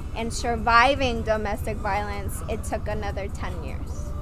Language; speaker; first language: English; non-native, fluent; Vietnamese